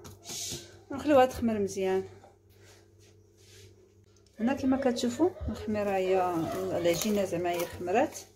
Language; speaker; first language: Arabic; native; Arabic